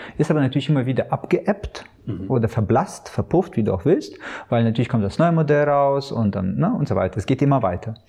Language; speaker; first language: German; early bilingual, other home language; Russian